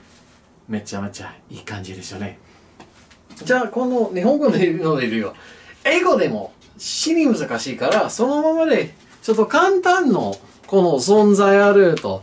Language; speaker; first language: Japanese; non-native, learner; English